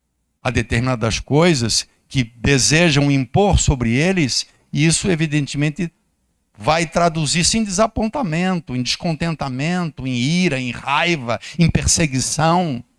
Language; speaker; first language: Portuguese; native; Portuguese